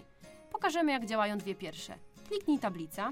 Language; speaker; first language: Polish; native; Polish